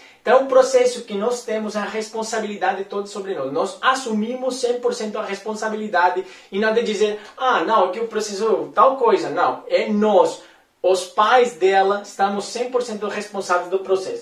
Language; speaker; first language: Portuguese; non-native, fluent; Spanish